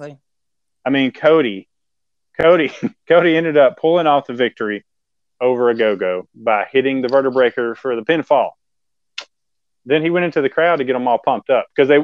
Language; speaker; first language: English; native; English